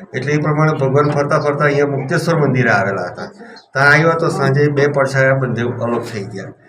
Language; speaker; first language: Gujarati; native; Gujarati